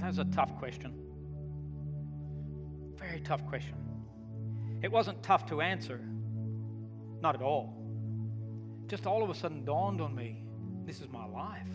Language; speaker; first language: English; native; English